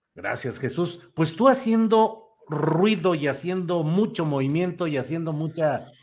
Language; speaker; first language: Spanish; native; Spanish